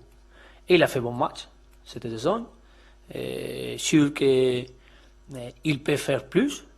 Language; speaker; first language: French; non-native, learner; Spanish